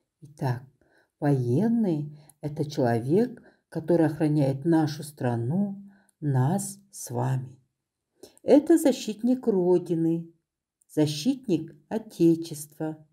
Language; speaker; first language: Russian; non-native, local second language; Kazakh